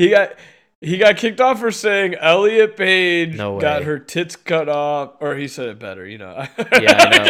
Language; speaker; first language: English; native; English